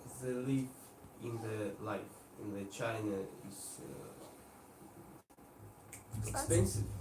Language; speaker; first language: English; non-native, learner; Russian